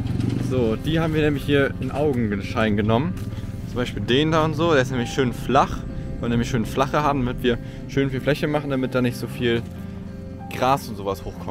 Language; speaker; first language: German; native; German